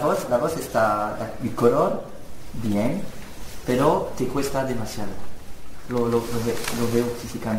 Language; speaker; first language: Spanish; non-native, learner; French